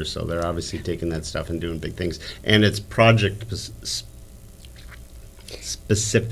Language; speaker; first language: English; native; English